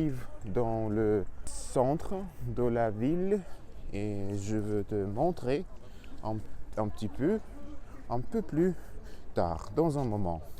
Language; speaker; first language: French; non-native, learner; Russian